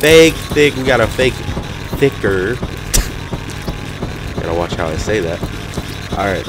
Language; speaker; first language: English; native; English